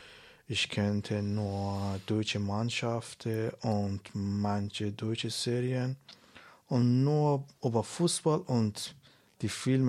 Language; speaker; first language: German; non-native, learner; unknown